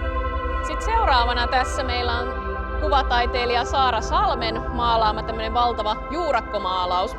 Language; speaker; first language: Finnish; native; Finnish